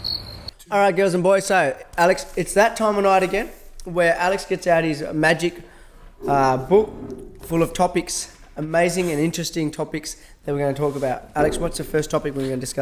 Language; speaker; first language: English; native; English